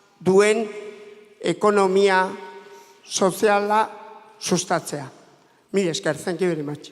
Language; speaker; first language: Basque; native; Basque